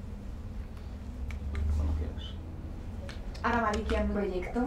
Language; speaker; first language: Spanish; native; Spanish